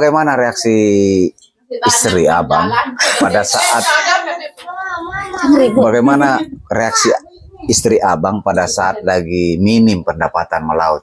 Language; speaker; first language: Indonesian; native; Indonesian